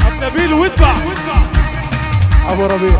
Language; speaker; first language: Arabic; native; Arabic